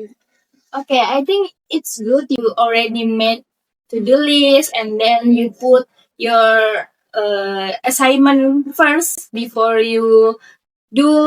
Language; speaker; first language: English; non-native, learner; Indonesian